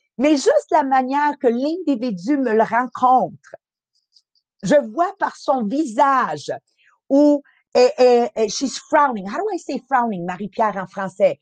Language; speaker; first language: French; native; French